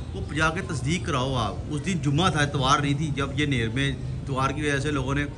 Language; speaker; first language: Urdu; non-native, local second language; Punjabi